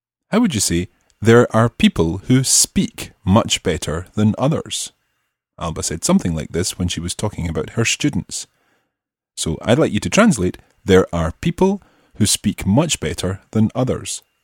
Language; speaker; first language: English; native; English